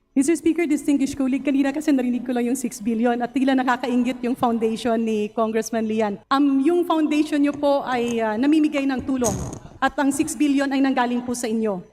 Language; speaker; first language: Filipino; non-native, local second language; Waray